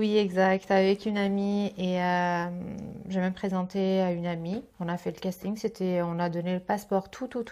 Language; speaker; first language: French; native; French